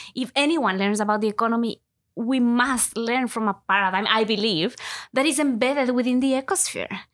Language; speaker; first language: English; non-native, fluent; Spanish